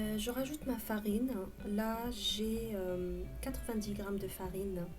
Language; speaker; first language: French; non-native, local second language; Arabic